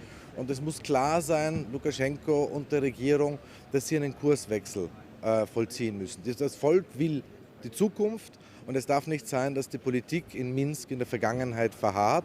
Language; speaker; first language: German; native; German